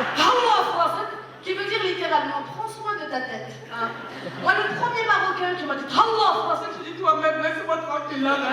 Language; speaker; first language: French; early bilingual, other home language; Arabic